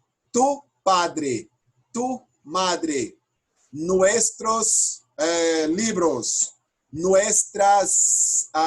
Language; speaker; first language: Spanish; non-native, fluent; Portuguese